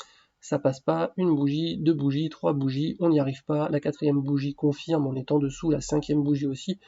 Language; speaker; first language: French; native; French